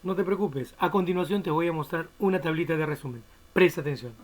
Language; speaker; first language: Spanish; native; Spanish